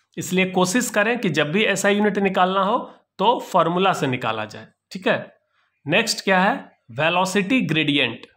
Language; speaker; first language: Hindi; native; Hindi